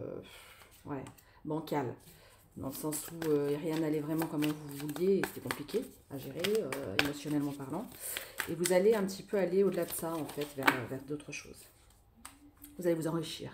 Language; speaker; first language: French; native; French